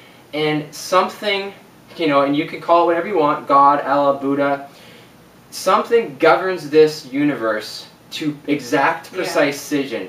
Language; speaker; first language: English; native; English